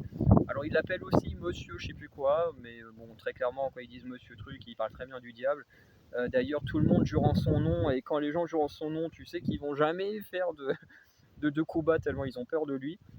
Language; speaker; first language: French; native; French